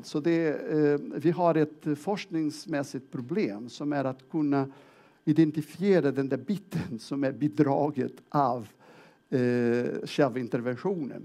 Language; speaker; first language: Swedish; non-native, fluent; Portuguese